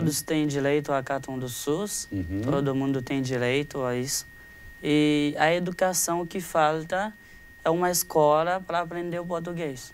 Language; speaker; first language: Portuguese; non-native, fluent; Haitian Creole